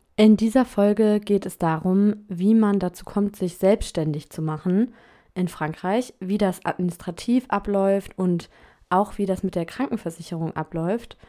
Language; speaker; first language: German; native; German